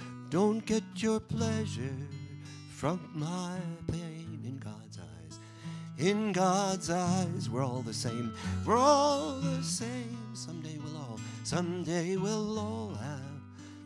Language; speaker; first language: English; native; English